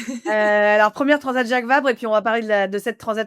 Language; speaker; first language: French; native; French